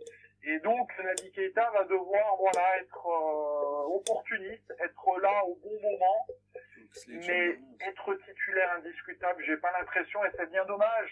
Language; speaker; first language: French; native; French